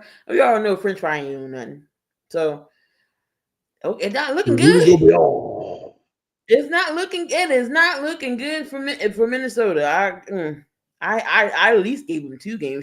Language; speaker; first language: English; native; English